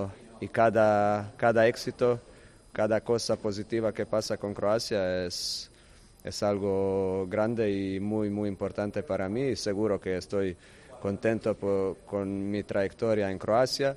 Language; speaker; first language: Spanish; non-native, fluent; Croatian